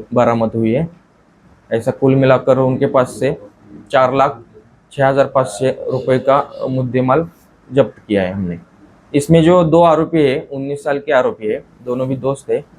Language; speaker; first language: Hindi; non-native, local second language; Marathi